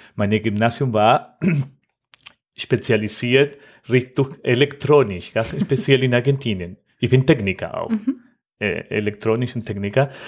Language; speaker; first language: German; non-native, fluent; Spanish